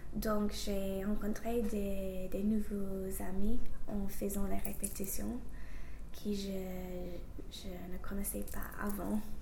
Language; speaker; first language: French; non-native, fluent; English